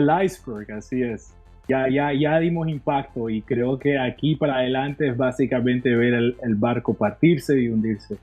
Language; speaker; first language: Spanish; early bilingual, heritage; Spanish